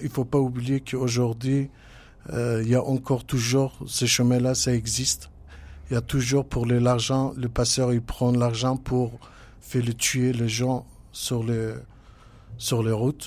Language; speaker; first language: French; non-native, learner; Kurdish